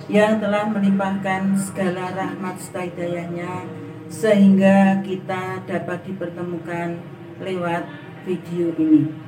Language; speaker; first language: Indonesian; native; Indonesian